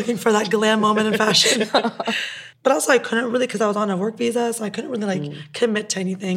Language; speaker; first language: English; native; English